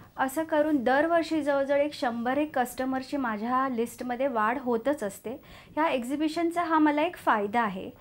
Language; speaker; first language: Marathi; native; Marathi